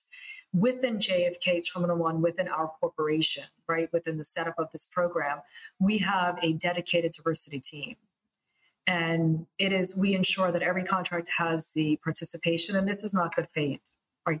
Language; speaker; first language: English; early bilingual, other home language; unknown